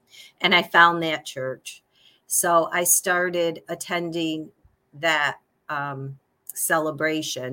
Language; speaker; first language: English; native; English